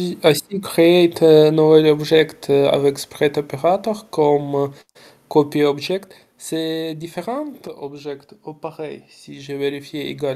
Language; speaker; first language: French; non-native, learner; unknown